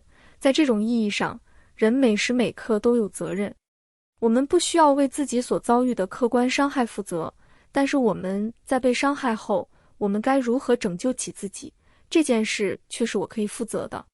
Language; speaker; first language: Chinese; native; Chinese